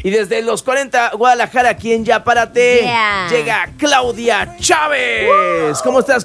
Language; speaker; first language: Spanish; native; Spanish